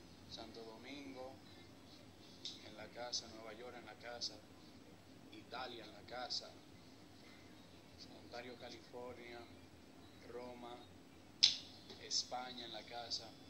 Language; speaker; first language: Spanish; early bilingual, heritage; Spanish